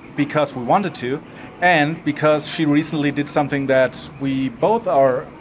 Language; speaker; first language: English; non-native, fluent; German